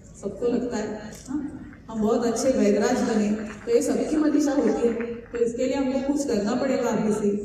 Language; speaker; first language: Hindi; non-native, local second language; Marathi